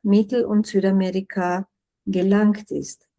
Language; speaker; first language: German; non-native, fluent; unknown